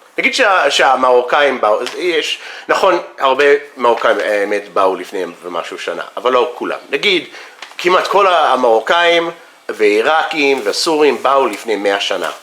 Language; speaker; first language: Hebrew; non-native, fluent; English